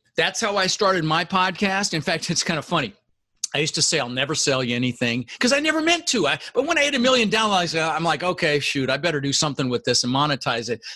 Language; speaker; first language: English; early bilingual, other home language; Dutch